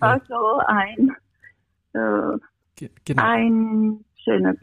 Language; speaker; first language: German; non-native, fluent; Romanian